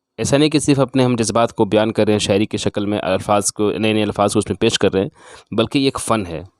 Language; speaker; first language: Urdu; native; Urdu